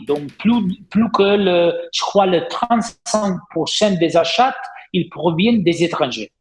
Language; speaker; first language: French; non-native, fluent; Italian